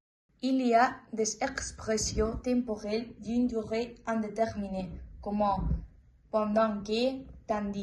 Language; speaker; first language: French; non-native, learner; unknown